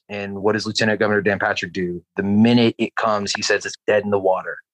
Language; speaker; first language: English; native; English